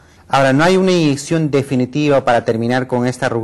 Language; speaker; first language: Spanish; native; Spanish